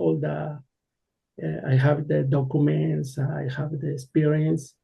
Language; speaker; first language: English; non-native, learner; Spanish